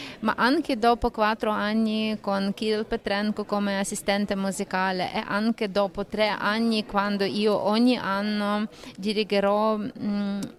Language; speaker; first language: Italian; non-native, fluent; Ukrainian